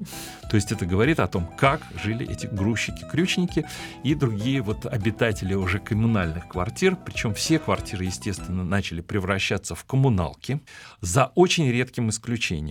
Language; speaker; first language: Russian; native; Russian